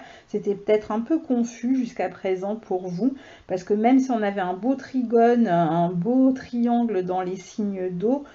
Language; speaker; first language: French; native; French